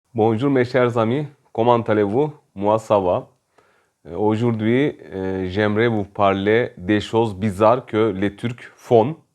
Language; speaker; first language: French; non-native, fluent; Turkish